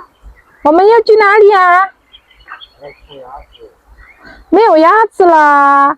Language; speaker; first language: Chinese; non-native, learner; Indonesian